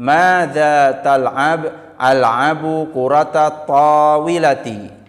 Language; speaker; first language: Arabic; non-native, fluent; Indonesian